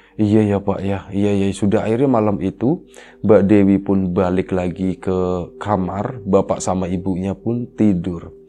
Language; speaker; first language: Indonesian; native; Indonesian